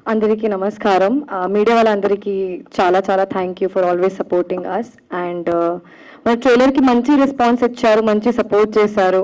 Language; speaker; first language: Telugu; non-native, fluent; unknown